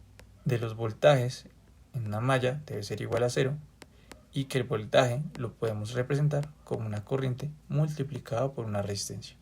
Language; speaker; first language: Spanish; native; Spanish